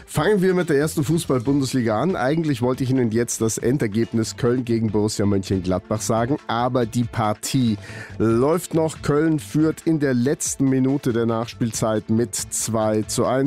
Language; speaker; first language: German; native; German